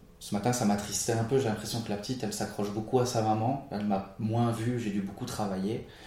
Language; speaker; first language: French; native; French